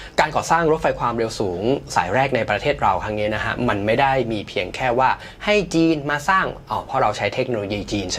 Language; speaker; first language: Thai; native; Thai